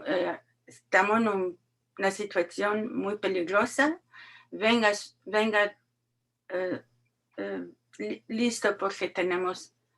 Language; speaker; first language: Spanish; non-native, learner; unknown